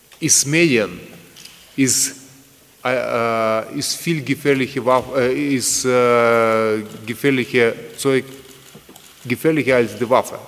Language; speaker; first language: German; non-native, learner; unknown